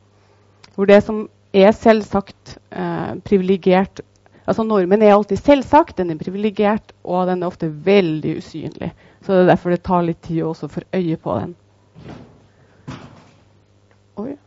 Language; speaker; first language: Norwegian; native; Norwegian